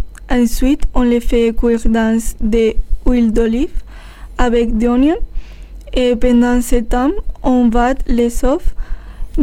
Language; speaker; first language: French; non-native, learner; Spanish